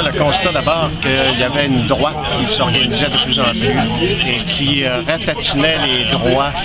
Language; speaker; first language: French; native; French